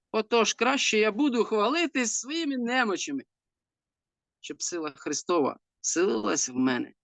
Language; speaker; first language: Ukrainian; native; Ukrainian